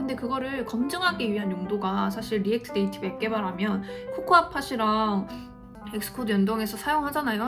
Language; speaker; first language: Korean; native; Korean